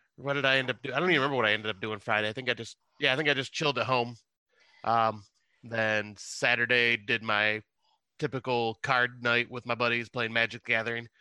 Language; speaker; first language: English; native; English